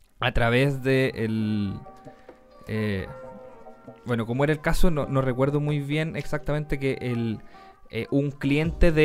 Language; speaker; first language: Spanish; native; Spanish